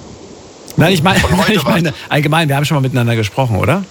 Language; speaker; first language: German; native; German